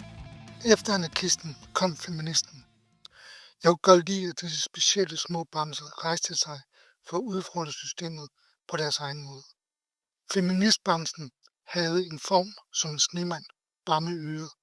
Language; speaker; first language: Danish; native; Danish